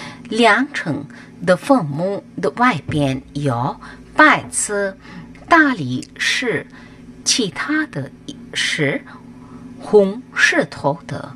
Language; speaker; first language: Chinese; non-native, fluent; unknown